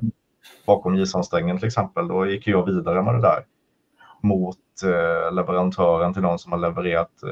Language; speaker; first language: Swedish; native; Swedish